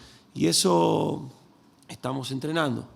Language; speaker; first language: Portuguese; non-native, learner; Spanish